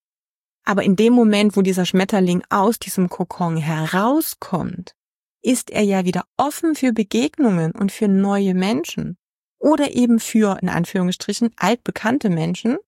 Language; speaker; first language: German; native; German